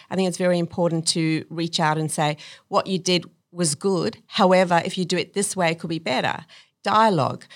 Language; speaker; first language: English; native; English